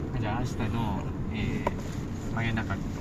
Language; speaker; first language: Japanese; non-native, fluent; Filipino